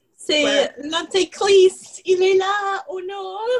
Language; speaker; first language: French; non-native, learner; English